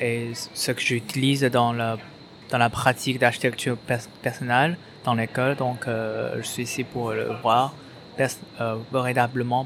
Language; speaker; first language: French; non-native, fluent; Chinese